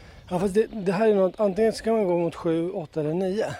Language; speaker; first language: Swedish; native; Swedish